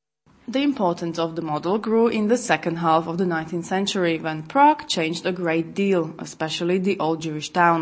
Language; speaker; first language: English; non-native, fluent; Czech